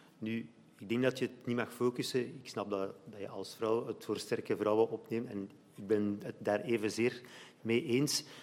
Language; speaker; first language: Dutch; native; Dutch